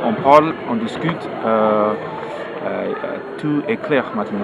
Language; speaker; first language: French; non-native, learner; English